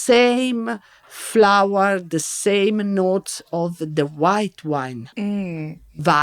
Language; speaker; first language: English; non-native, learner; Italian